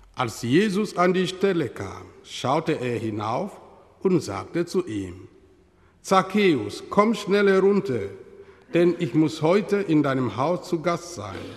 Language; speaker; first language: German; non-native, fluent; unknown